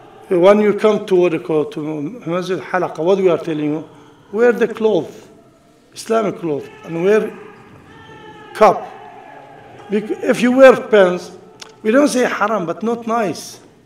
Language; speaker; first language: English; non-native, learner; Arabic